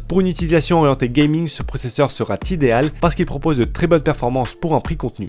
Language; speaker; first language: French; native; French